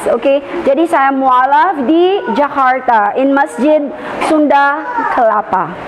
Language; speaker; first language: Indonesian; non-native, learner; Filipino